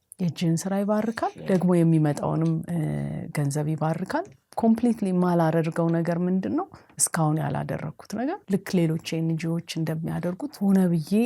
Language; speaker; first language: Amharic; native; Amharic